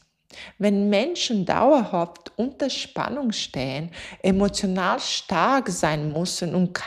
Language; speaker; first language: German; non-native, fluent; Latvian